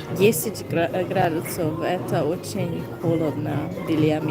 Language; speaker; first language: Russian; non-native, learner; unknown